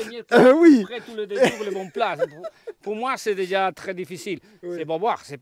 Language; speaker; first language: French; non-native, learner; Spanish